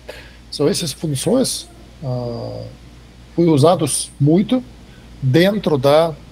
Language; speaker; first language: Portuguese; non-native, fluent; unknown